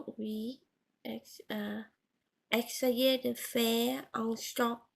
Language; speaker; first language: French; non-native, learner; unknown